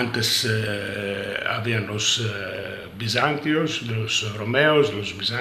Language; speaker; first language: Spanish; early bilingual, heritage; Ladino